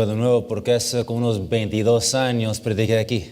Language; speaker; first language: Spanish; early bilingual, heritage; English